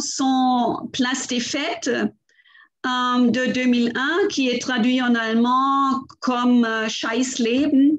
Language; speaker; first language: French; non-native, fluent; German